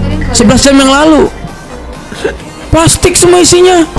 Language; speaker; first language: Indonesian; native; Indonesian